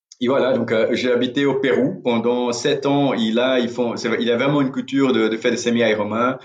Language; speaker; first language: French; non-native, fluent; Portuguese